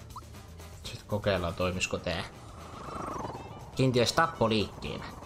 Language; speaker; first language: Finnish; native; Finnish